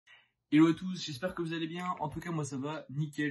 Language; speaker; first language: French; native; French